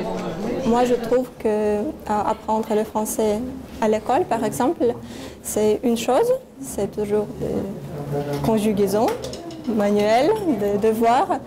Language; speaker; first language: French; non-native, fluent; Russian